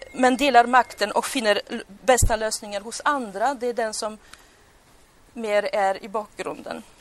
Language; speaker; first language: Swedish; non-native, fluent; Polish